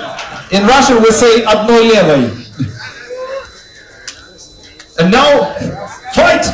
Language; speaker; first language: English; non-native, fluent; Russian